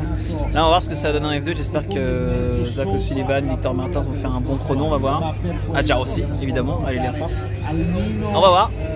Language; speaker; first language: French; native; French